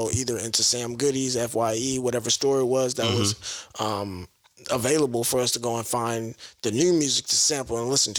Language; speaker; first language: English; native; English